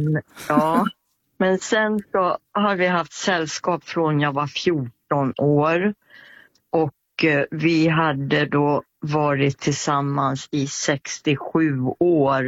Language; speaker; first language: Swedish; native; Swedish